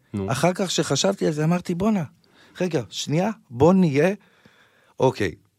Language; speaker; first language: Hebrew; native; Hebrew